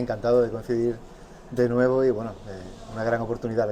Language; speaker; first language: Spanish; native; Spanish